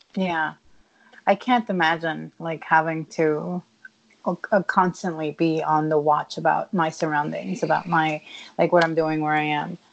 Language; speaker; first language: English; early bilingual, other home language; Spanish